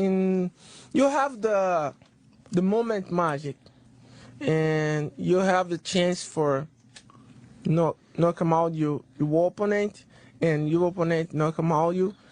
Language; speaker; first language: English; non-native, learner; Portuguese